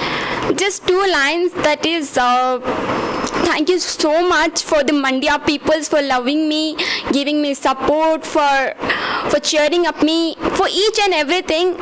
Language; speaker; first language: English; non-native, local second language; Kannada